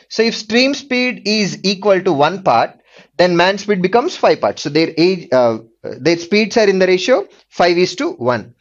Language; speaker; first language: English; non-native, local second language; Telugu